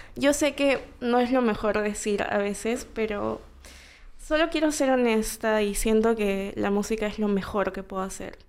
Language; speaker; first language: Spanish; native; Spanish